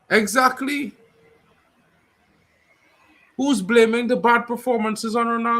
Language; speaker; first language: English; native; English